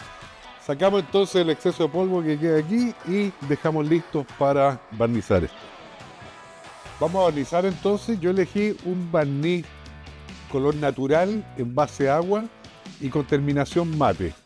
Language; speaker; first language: Spanish; native; Spanish